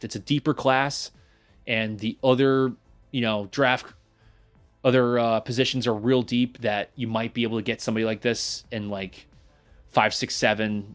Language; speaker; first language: English; native; English